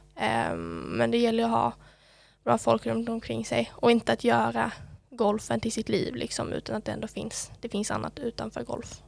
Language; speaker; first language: Swedish; native; Swedish